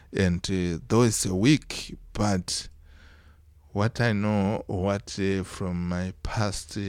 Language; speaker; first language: English; non-native, local second language; Shona